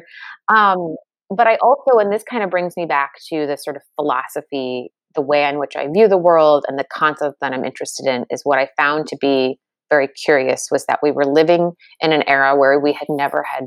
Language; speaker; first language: English; native; English